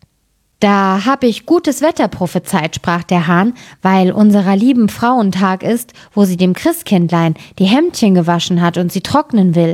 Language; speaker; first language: German; native; German